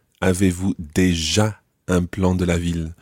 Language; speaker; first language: French; non-native, fluent; English